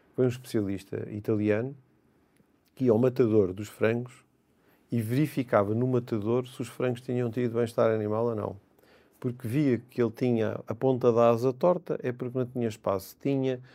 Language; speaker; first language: Portuguese; native; Portuguese